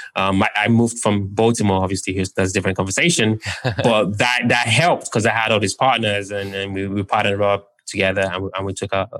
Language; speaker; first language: English; non-native, local second language; Yoruba